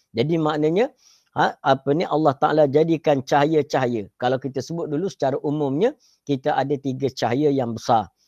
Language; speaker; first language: Malay; native; Malay